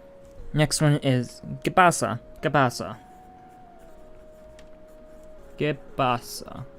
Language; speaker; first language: Spanish; non-native, learner; English